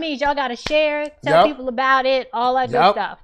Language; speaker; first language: English; native; English